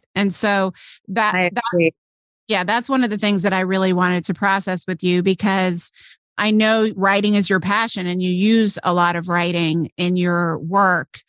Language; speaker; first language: English; native; English